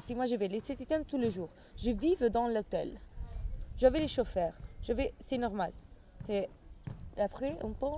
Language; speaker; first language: French; non-native, learner; Italian